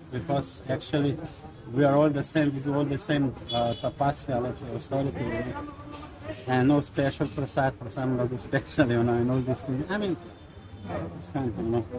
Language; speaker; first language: English; non-native, learner; Slovenian